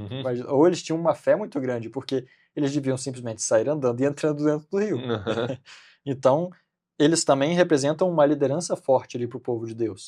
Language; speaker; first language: Portuguese; native; Portuguese